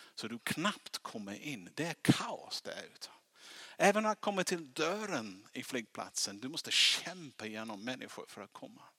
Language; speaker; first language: Swedish; non-native, fluent; English